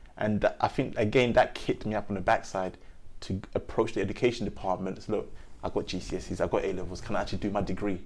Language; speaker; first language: English; early bilingual, other home language; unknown